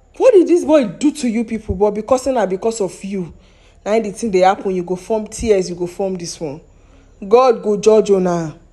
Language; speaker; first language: Nigerian Pidgin; non-native, local second language; Yoruba